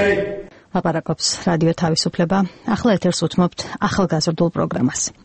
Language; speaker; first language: Georgian; native; Georgian